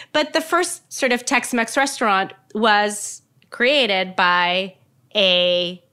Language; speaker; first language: English; native; English